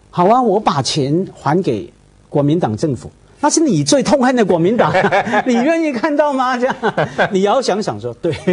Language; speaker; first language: Chinese; non-native, fluent; Cantonese